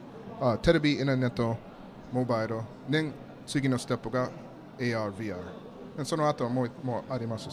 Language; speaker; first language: Japanese; non-native, learner; English